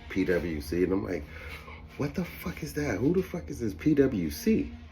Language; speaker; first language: English; native; English